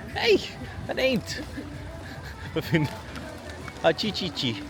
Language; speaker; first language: Dutch; early bilingual, other home language; Filipino